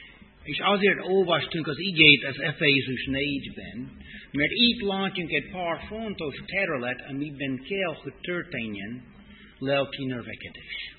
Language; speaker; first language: Hungarian; non-native, fluent; English